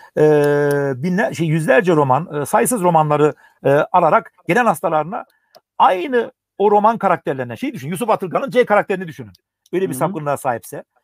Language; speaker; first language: Turkish; early bilingual, heritage; Turkish